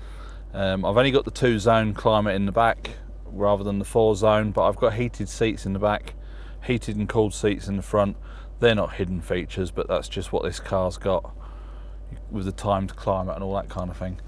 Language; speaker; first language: English; native; English